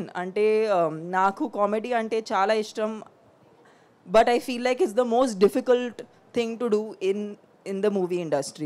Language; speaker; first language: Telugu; non-native, fluent; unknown